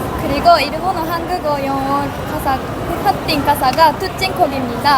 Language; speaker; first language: Korean; non-native, learner; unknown